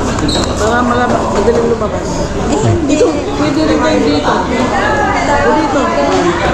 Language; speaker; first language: Filipino; native; Filipino